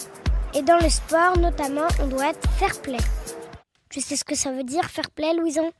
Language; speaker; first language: French; native; French